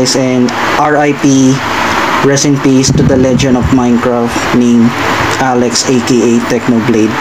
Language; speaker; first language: English; non-native, local second language; Filipino